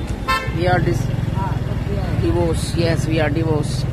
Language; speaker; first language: English; non-native, learner; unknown